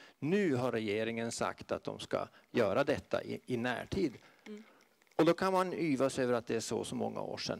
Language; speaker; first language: Swedish; native; Swedish